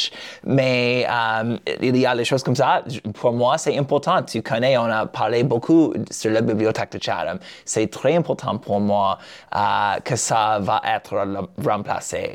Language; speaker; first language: French; non-native, learner; English